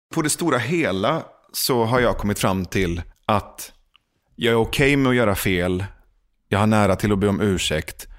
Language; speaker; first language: Swedish; early bilingual, other home language; Persian